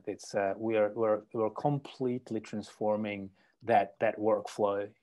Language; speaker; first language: English; non-native, fluent; Czech